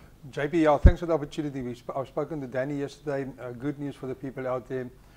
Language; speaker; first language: English; non-native, local second language; Afrikaans